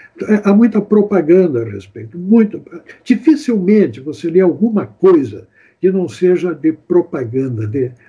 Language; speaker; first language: Portuguese; native; Portuguese